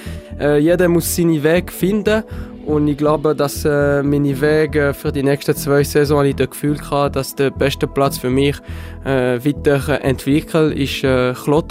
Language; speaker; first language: German; non-native, local second language; French